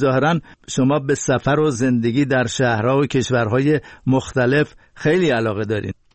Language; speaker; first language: Persian; native; Persian